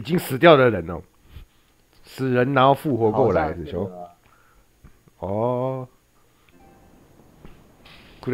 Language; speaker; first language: Chinese; native; Chinese